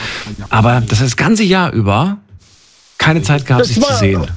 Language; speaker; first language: German; native; German